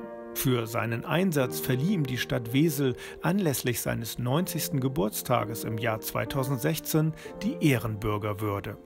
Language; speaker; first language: German; native; German